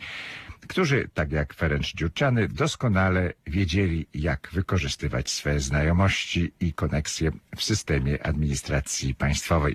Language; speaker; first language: Polish; native; Polish